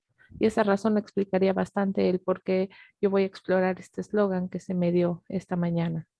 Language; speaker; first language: Spanish; native; Spanish